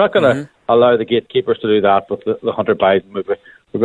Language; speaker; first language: English; native; English